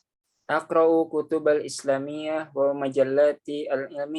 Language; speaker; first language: Arabic; non-native, fluent; Indonesian